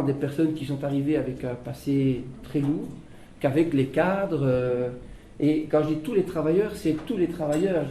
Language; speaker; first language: French; native; French